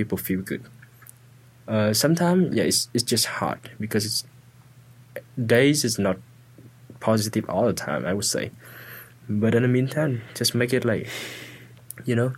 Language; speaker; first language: English; non-native, fluent; Vietnamese